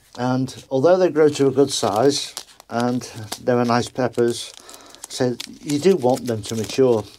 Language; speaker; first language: English; native; English